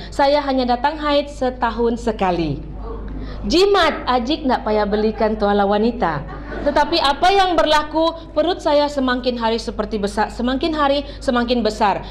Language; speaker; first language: Malay; native; Malay